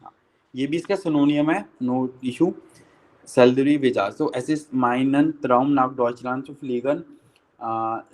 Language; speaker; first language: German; non-native, fluent; Hindi